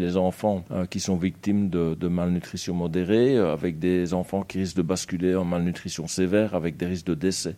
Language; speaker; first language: French; native; French